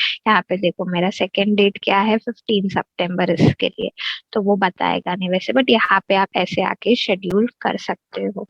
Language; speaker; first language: Hindi; native; Hindi